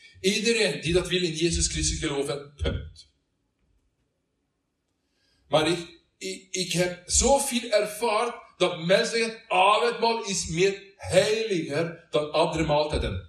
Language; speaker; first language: Dutch; non-native, learner; Norwegian